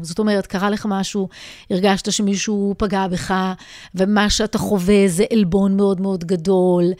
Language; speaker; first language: Hebrew; native; Hebrew